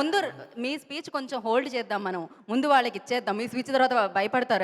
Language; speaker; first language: Telugu; native; Telugu